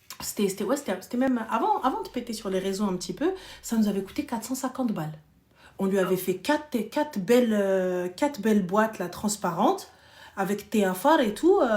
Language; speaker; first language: French; early bilingual, other home language; Arabic